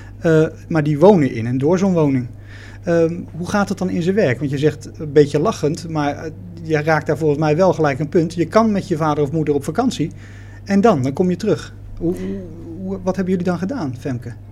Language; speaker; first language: Dutch; native; Dutch